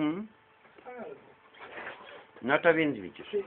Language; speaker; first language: Polish; native; Polish